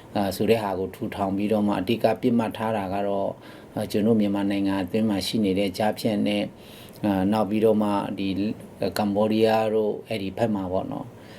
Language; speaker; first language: Burmese; non-native, local second language; Shan